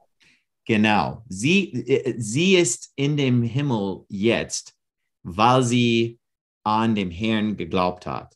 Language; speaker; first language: German; non-native, learner; English